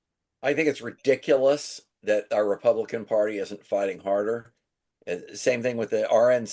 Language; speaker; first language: English; native; English